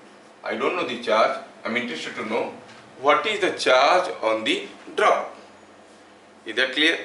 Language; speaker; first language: English; non-native, local second language; Hindi